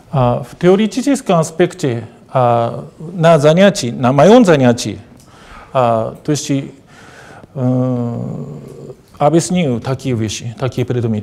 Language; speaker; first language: Russian; non-native, fluent; Japanese